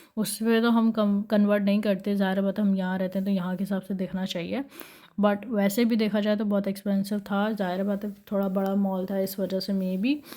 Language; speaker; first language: Hindi; native; Hindi